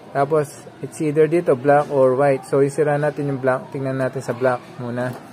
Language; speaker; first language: Filipino; non-native, local second language; Pampanga